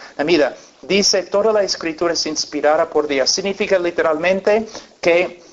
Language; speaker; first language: Spanish; non-native, fluent; English